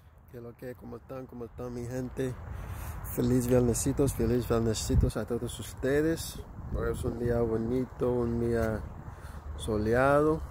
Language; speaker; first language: Spanish; non-native, local second language; Haitian Creole